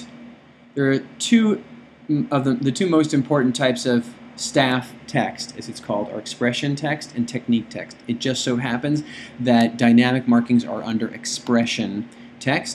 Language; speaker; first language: English; native; English